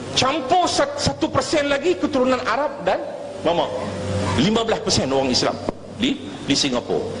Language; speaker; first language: Malay; native; Malay